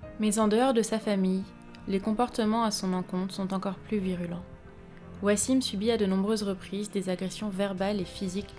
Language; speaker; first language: French; native; French